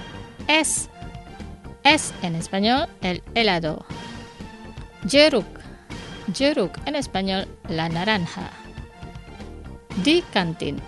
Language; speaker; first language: Spanish; non-native, learner; Indonesian